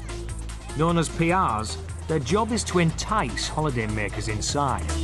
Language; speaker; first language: English; native; English